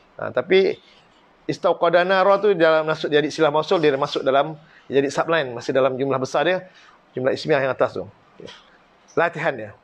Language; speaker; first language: Malay; native; Malay